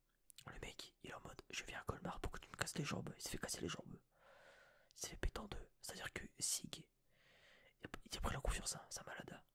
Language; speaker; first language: French; native; French